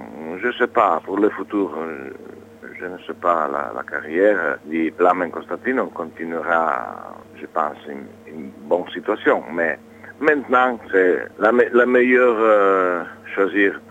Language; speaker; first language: French; non-native, learner; Italian